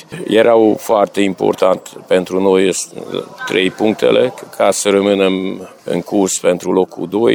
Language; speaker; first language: Romanian; non-native, local second language; Hungarian